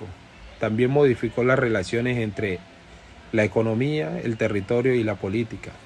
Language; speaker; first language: Spanish; native; Spanish